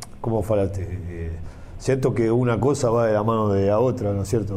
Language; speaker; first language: Portuguese; non-native, fluent; Spanish